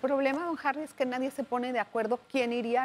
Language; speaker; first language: Spanish; native; Spanish